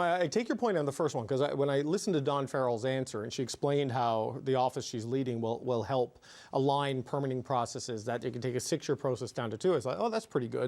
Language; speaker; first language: English; native; English